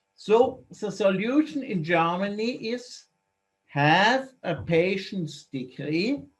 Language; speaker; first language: English; non-native, fluent; German